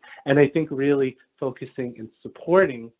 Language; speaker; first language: English; native; English